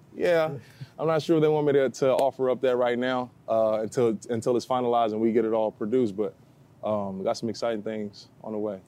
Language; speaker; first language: English; native; English